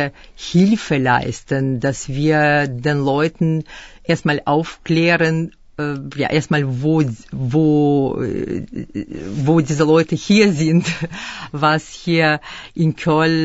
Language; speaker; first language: German; early bilingual, other home language; Russian